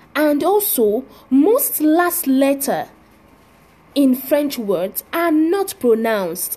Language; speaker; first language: English; non-native, local second language; Yoruba